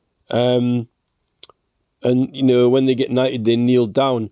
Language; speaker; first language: English; native; English